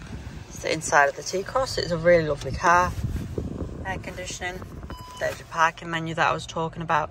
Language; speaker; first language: English; native; English